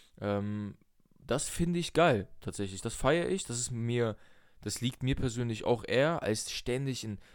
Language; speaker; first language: German; early bilingual, other home language; Russian